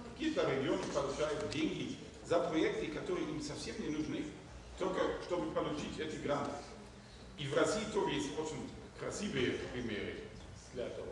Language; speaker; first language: Russian; non-native, fluent; German